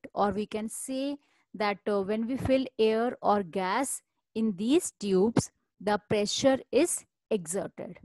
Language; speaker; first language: English; non-native, local second language; Hindi